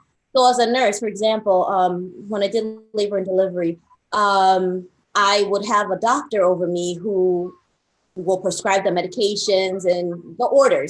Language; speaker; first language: English; early bilingual, other home language; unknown